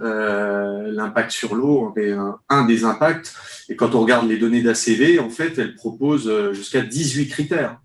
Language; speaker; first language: French; native; French